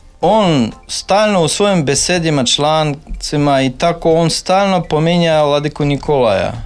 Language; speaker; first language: Serbian; non-native, fluent; Russian